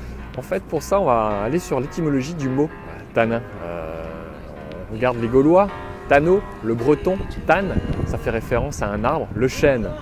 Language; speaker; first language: French; native; French